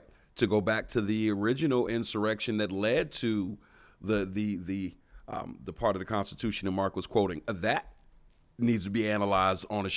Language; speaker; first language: English; native; English